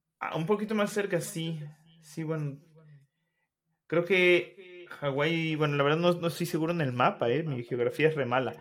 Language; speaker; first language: Spanish; native; Spanish